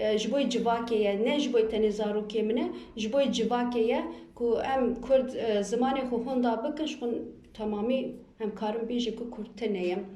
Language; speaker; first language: Kurdish; non-native, local second language; Turkish